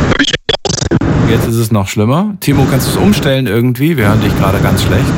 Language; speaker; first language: German; native; German